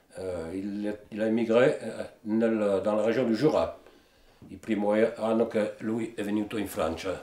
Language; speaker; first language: Italian; early bilingual, heritage; Italian